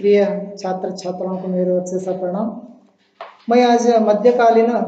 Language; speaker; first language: Hindi; non-native, local second language; Kannada